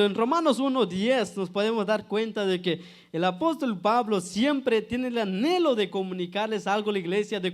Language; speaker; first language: Spanish; native; Spanish